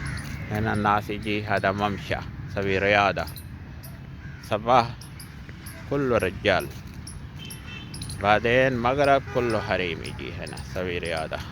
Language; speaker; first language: Arabic; non-native, learner; Urdu